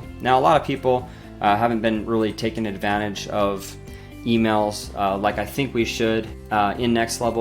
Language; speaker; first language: English; native; English